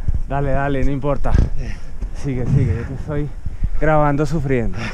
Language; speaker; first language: Spanish; native; Spanish